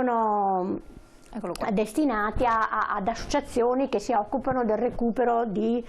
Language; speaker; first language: Italian; native; Italian